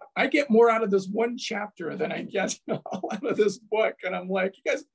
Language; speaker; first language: English; native; English